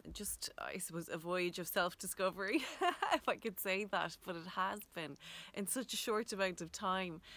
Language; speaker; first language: English; native; English